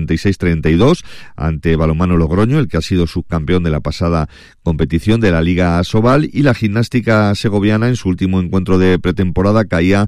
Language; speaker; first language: Spanish; native; Spanish